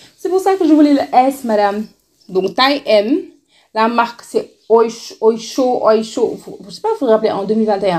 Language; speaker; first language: French; non-native, local second language; Wolof